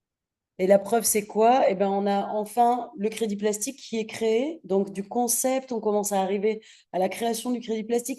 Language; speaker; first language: French; native; French